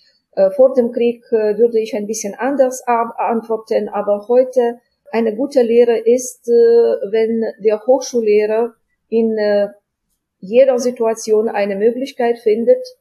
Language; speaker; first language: German; non-native, fluent; Ukrainian